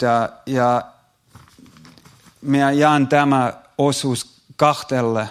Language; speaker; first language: Finnish; non-native, fluent; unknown